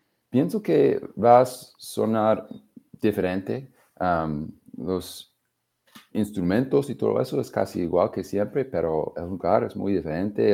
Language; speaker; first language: Spanish; non-native, fluent; English